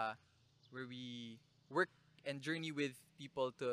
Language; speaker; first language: English; non-native, local second language; Bikol